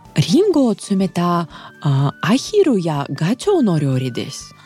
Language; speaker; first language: Japanese; non-native, fluent; Russian